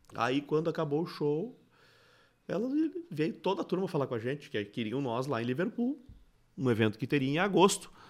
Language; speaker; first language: Portuguese; native; Portuguese